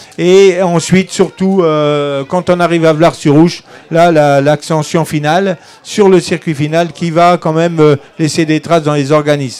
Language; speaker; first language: French; native; French